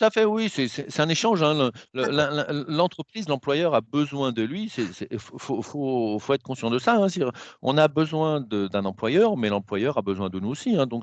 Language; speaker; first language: French; native; French